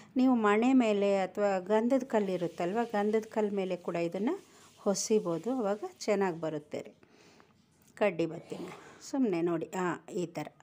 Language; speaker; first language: Kannada; non-native, local second language; Telugu